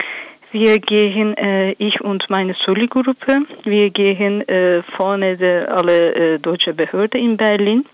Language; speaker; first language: German; non-native, learner; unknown